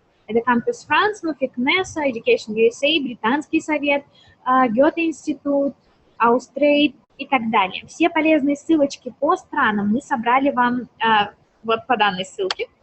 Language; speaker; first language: Russian; native; Russian